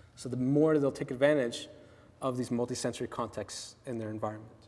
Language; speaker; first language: English; native; English